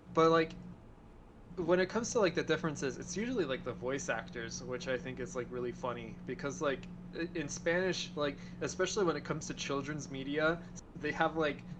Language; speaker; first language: English; early bilingual, other home language; Spanish